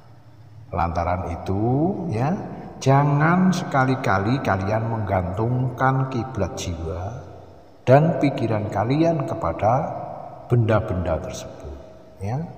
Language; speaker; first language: Indonesian; native; Indonesian